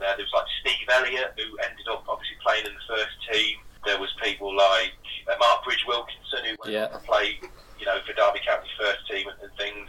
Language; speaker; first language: English; native; English